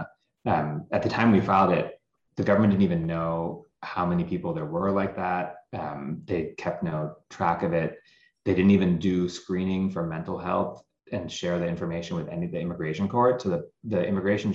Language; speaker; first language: English; native; English